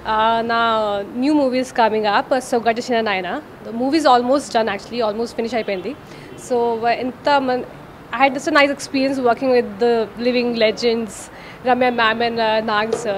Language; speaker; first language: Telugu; non-native, learner; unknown